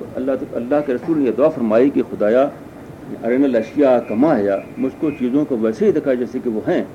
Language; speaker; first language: Urdu; native; Urdu